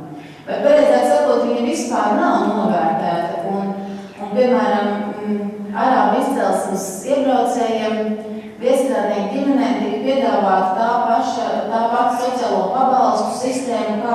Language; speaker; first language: Latvian; native; Latvian